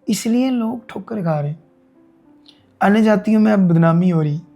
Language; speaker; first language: Hindi; non-native, local second language; Punjabi